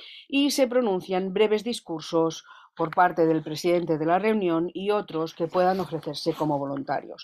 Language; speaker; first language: Spanish; native; Spanish